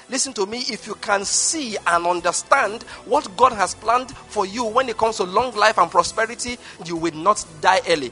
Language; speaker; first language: English; non-native, local second language; Igbo